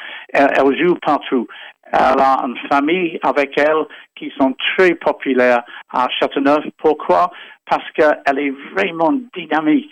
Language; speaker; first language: French; non-native, fluent; English